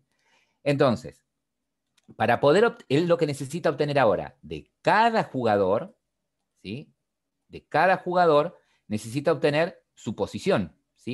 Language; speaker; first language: Spanish; native; Spanish